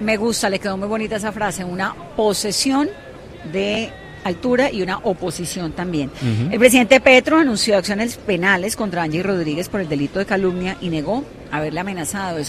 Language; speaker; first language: Spanish; native; Spanish